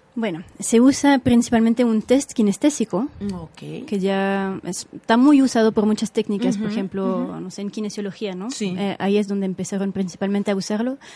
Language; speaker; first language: Spanish; non-native, fluent; French